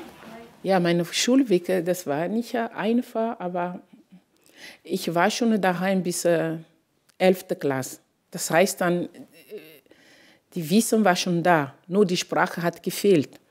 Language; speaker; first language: German; non-native, fluent; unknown